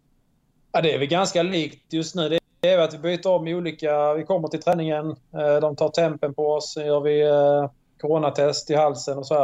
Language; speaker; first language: Swedish; native; Swedish